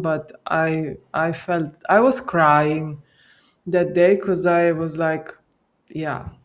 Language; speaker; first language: English; non-native, fluent; Slovenian